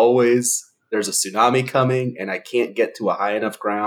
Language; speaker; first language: English; early bilingual, other home language; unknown